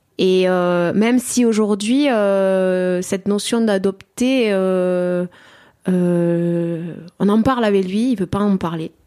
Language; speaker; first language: French; native; French